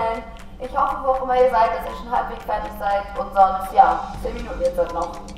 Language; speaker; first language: German; native; German